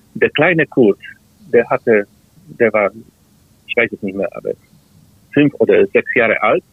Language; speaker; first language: German; non-native, fluent; Polish